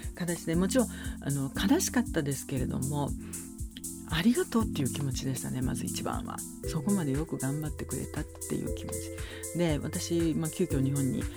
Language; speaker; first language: Japanese; native; Japanese